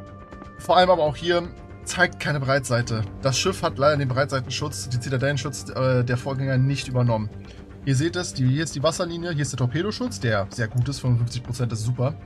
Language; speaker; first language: German; native; German